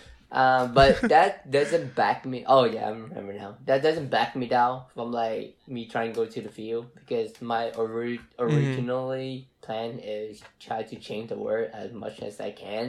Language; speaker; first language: English; non-native, fluent; Vietnamese